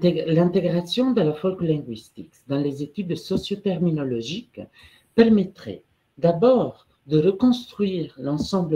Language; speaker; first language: French; non-native, fluent; Italian